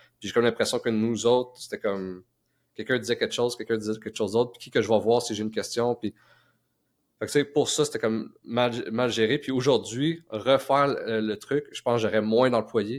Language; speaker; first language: French; native; French